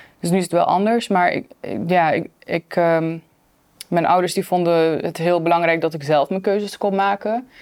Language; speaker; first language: Dutch; early bilingual, other home language; Turkish